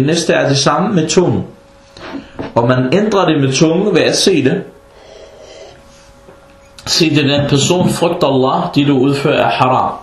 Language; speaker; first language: Danish; non-native, fluent; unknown